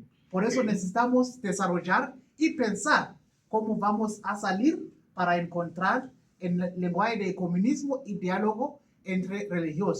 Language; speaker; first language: Spanish; non-native, learner; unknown